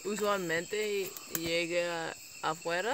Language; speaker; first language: Spanish; non-native, learner; English